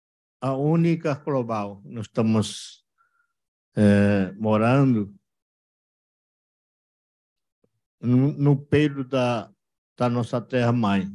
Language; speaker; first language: Portuguese; non-native, local second language; Yanomámi